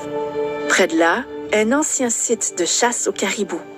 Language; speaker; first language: French; native; French